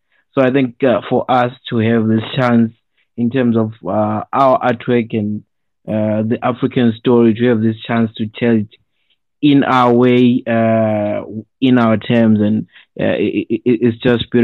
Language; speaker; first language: English; non-native, local second language; Shona